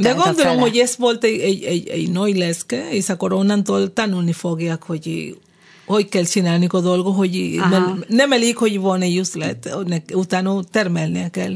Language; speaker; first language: Hungarian; non-native, fluent; Spanish